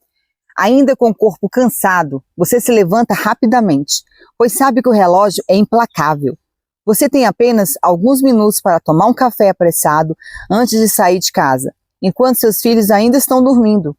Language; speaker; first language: Portuguese; native; Portuguese